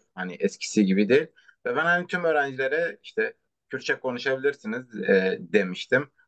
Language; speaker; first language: Turkish; non-native, local second language; Kurdish